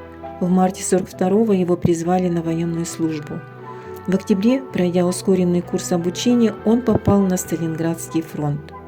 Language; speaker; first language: Russian; native; Russian